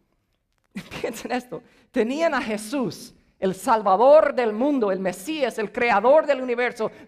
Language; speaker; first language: Spanish; non-native, fluent; English